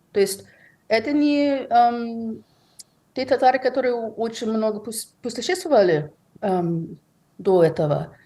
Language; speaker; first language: Russian; non-native, fluent; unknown